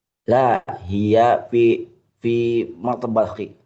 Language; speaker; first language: Arabic; non-native, learner; Indonesian